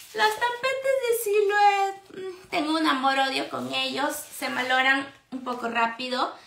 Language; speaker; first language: Spanish; native; Spanish